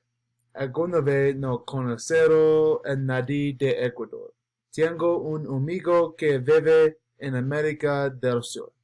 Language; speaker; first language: Spanish; non-native, learner; English